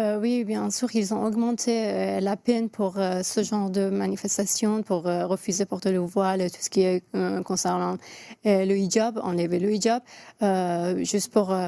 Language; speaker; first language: French; non-native, fluent; Persian